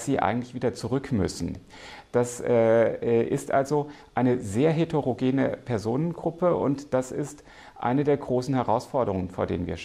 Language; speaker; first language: German; native; German